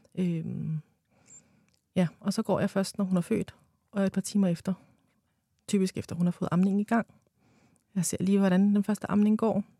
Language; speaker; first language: Danish; early bilingual, other home language; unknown